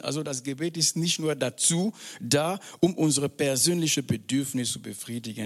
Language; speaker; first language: German; non-native, fluent; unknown